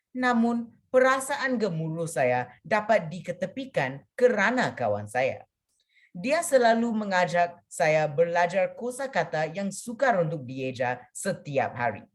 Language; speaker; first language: Malay; non-native, local second language; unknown